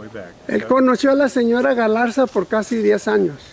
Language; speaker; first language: Spanish; early bilingual, other home language; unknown